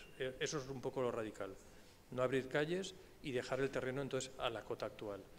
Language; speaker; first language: Spanish; native; Spanish